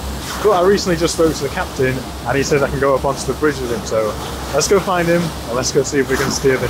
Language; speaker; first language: English; native; English